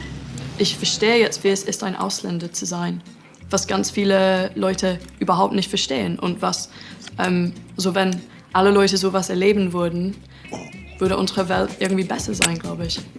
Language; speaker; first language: German; non-native, fluent; English